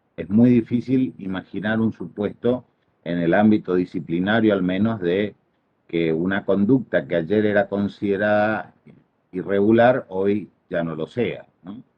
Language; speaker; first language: Spanish; native; Spanish